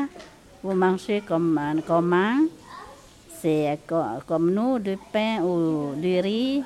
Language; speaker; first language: French; non-native, learner; Lao